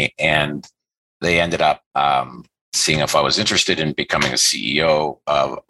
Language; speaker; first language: English; native; English